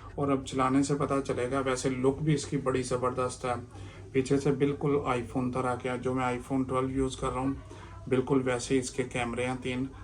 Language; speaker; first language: Urdu; non-native, local second language; Punjabi